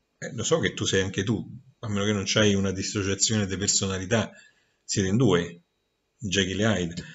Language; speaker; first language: Italian; native; Italian